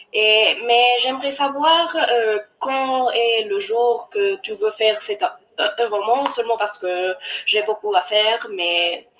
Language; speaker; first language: French; non-native, learner; English